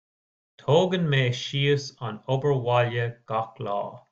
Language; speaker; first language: Irish; non-native, learner; English